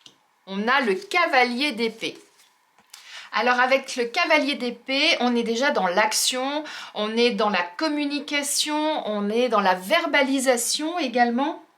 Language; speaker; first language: French; native; French